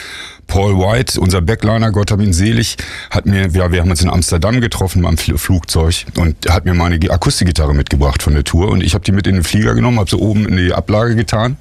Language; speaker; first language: German; native; German